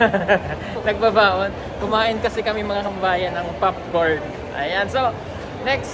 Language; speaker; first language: Filipino; native; Filipino